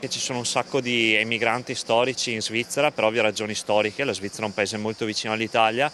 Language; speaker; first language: Italian; native; Italian